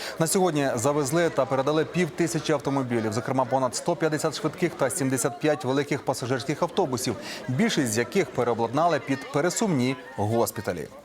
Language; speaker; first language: Ukrainian; native; Ukrainian